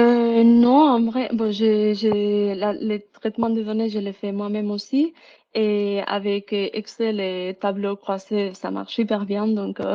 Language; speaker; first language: French; non-native, fluent; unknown